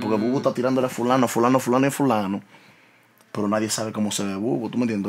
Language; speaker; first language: Spanish; early bilingual, heritage; Spanish